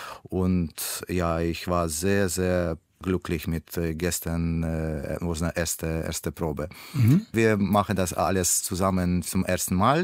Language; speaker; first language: German; non-native, learner; Russian